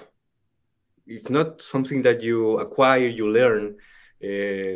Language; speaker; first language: English; non-native, fluent; Spanish